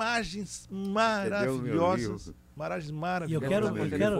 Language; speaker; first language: Portuguese; native; Portuguese